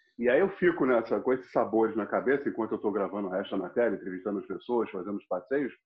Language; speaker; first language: Portuguese; non-native, fluent; English